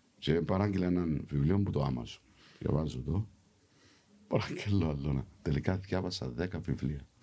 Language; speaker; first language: Greek; early bilingual, heritage; Greek